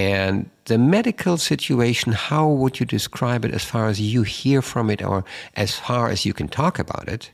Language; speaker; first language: English; non-native, fluent; German